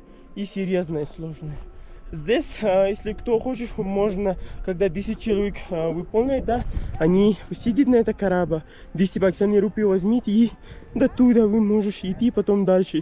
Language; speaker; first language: Russian; non-native, learner; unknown